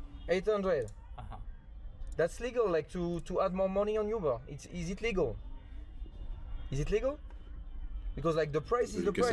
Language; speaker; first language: English; non-native, learner; French